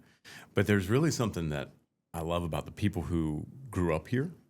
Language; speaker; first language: English; native; English